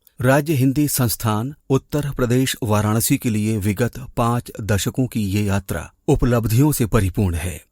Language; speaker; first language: Hindi; native; Hindi